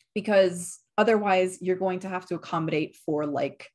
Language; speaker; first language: English; native; English